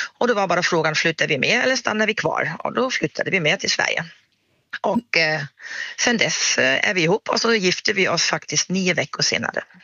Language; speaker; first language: Swedish; non-native, fluent; German